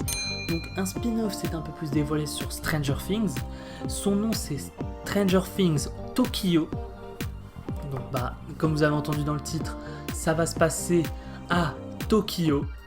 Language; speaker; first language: French; native; French